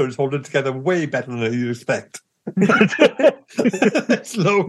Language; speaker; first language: English; native; English